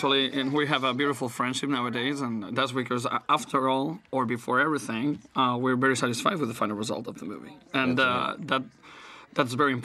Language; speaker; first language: English; non-native, fluent; Spanish